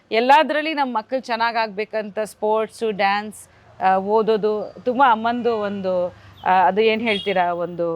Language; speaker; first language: Kannada; non-native, fluent; Bangla